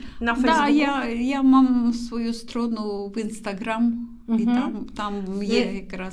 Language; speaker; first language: Polish; non-native, learner; Ukrainian